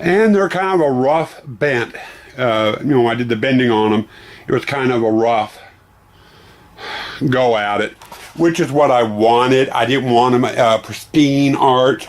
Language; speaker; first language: English; native; English